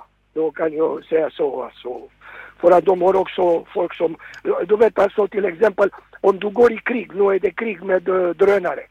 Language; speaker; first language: Swedish; non-native, fluent; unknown